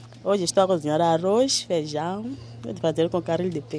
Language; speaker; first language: Portuguese; non-native, local second language; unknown